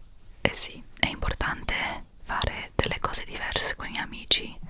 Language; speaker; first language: Italian; non-native, fluent; English